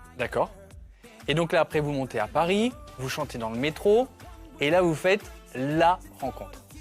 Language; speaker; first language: French; native; French